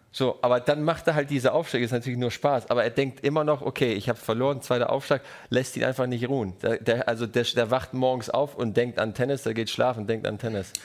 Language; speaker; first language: German; early bilingual, other home language; Russian